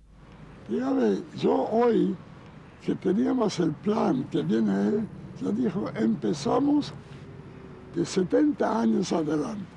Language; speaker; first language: Spanish; non-native, learner; Yiddish